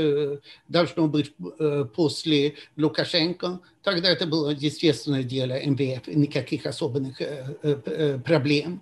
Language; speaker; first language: Russian; non-native, fluent; Swedish